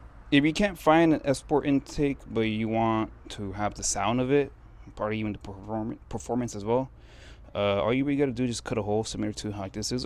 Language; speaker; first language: English; native; English